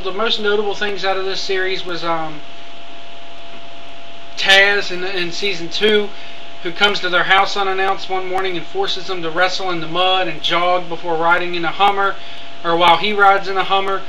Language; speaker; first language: English; native; English